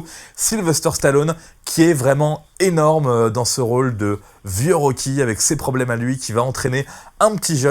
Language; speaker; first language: French; native; French